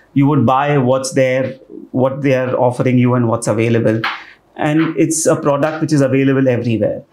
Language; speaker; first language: English; non-native, local second language; Hindi